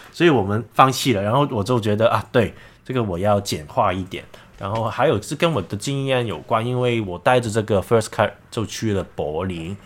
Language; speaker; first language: Chinese; non-native, local second language; Cantonese